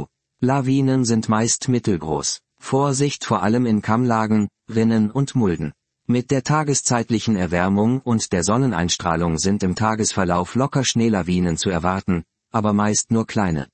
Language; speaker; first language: German; native; German